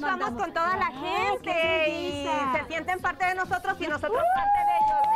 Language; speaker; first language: Spanish; native; Spanish